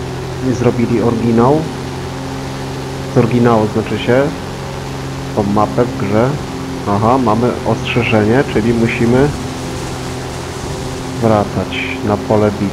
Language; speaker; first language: Polish; native; Polish